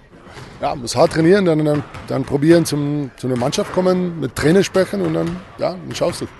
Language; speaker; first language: German; non-native, learner; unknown